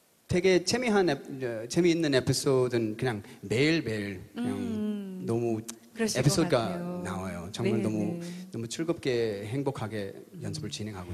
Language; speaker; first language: Korean; early bilingual, heritage; English